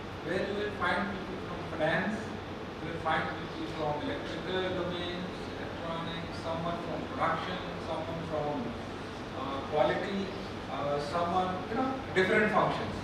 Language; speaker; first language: English; non-native, local second language; Hindi